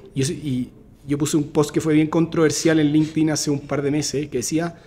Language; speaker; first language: Spanish; native; Spanish